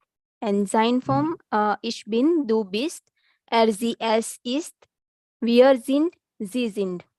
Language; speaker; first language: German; non-native, learner; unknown